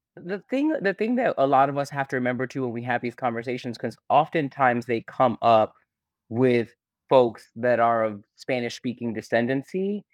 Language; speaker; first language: English; native; English